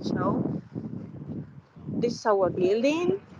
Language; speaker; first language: English; non-native, fluent; Spanish